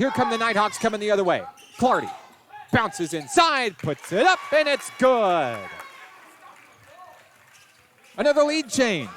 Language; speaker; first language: English; native; English